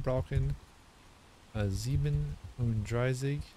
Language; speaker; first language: German; non-native, learner; English